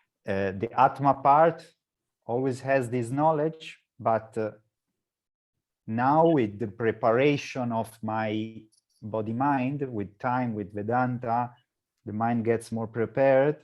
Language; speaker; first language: English; non-native, learner; Italian